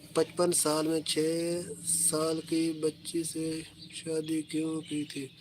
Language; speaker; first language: Urdu; non-native, local second language; Punjabi